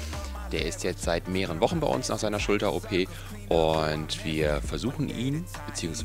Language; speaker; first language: German; native; German